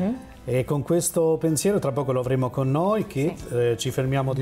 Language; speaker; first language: Italian; native; Italian